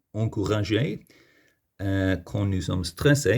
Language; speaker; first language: French; non-native, fluent; English